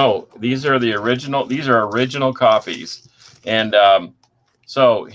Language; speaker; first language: English; native; English